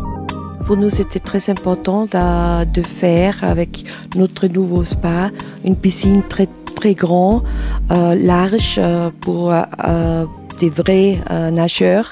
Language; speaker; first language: French; non-native, fluent; German